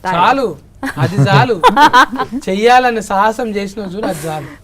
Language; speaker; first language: Telugu; native; Telugu